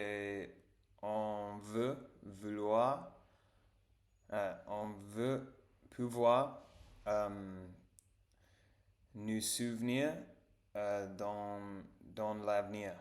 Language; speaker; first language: French; non-native, learner; English